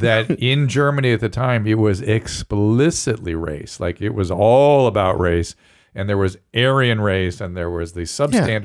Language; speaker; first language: English; native; English